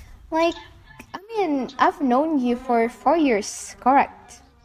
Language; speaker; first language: English; non-native, fluent; Indonesian